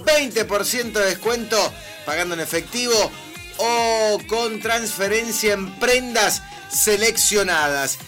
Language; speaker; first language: Spanish; native; Spanish